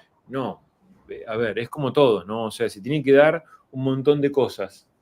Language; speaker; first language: Spanish; native; Spanish